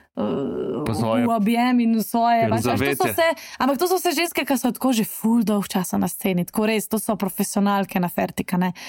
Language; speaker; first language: Slovenian; native; Slovenian